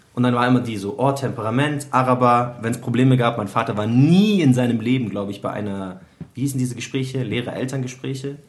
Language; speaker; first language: German; early bilingual, other home language; Arabic